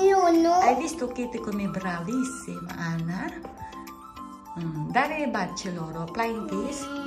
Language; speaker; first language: Italian; non-native, learner; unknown